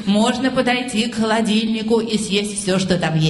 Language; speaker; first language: Russian; native; Russian